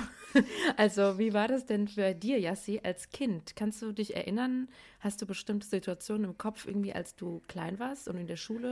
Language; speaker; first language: German; early bilingual, other home language; Persian